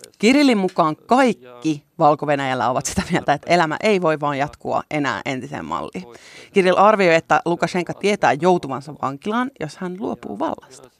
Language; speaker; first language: Finnish; native; Finnish